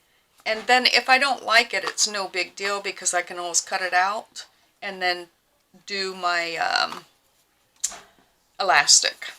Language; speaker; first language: English; native; English